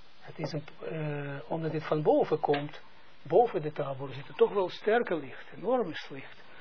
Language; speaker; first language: Dutch; non-native, fluent; Hebrew